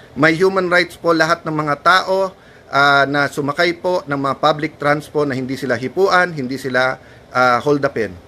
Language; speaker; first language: Filipino; native; Filipino